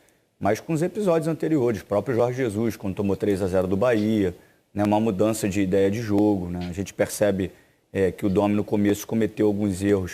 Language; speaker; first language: Portuguese; native; Portuguese